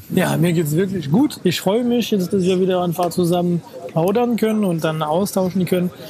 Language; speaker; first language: German; non-native, fluent; French